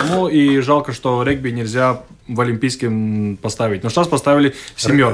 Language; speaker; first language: Russian; non-native, local second language; Latvian